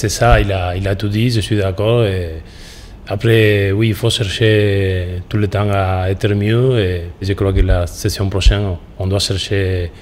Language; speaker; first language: French; non-native, fluent; Spanish